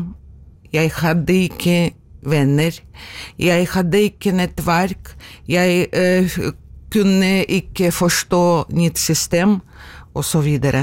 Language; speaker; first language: Norwegian; non-native, learner; Ukrainian